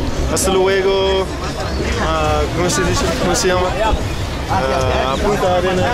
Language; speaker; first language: Spanish; non-native, learner; English